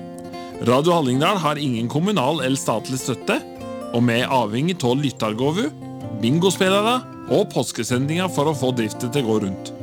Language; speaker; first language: Norwegian; native; Norwegian